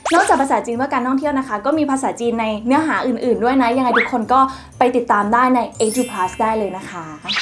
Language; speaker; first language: Thai; native; Thai